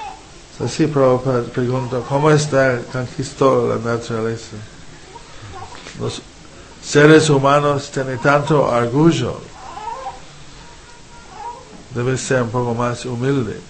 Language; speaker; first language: Spanish; non-native, fluent; English